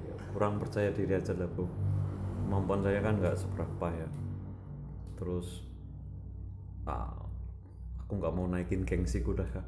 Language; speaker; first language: Indonesian; non-native, local second language; Javanese